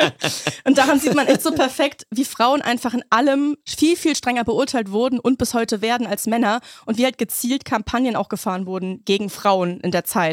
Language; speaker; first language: German; native; German